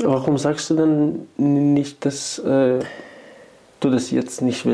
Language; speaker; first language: German; non-native, fluent; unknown